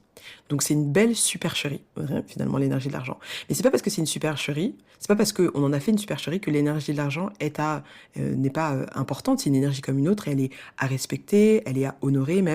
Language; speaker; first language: French; native; French